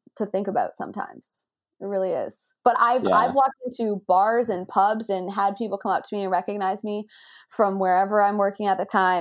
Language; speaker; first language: English; native; English